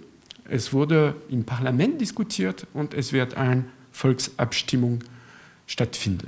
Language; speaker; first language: German; non-native, fluent; French